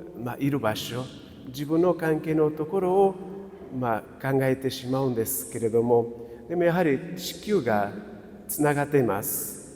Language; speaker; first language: Japanese; non-native, fluent; Portuguese